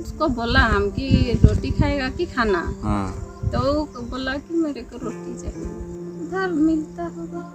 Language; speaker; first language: Hindi; non-native, local second language; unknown